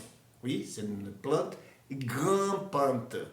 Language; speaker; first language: French; non-native, fluent; Portuguese